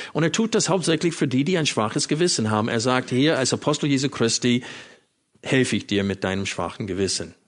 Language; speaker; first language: German; non-native, fluent; English